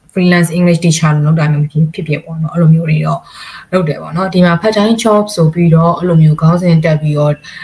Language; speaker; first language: Burmese; native; Burmese